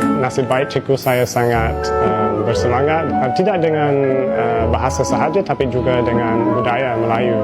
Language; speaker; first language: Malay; non-native, fluent; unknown